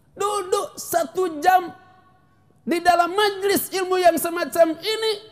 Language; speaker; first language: Indonesian; non-native, local second language; Sundanese